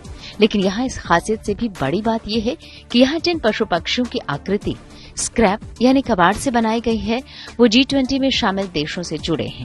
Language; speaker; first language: Hindi; native; Hindi